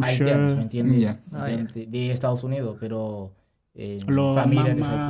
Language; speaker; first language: Spanish; non-native, learner; Haitian Creole